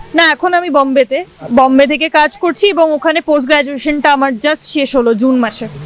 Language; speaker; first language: Bangla; non-native, local second language; Hindi